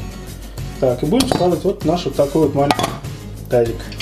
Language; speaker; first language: Russian; native; Russian